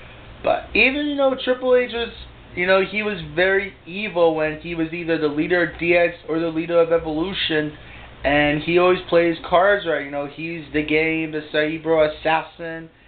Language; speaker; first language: English; native; English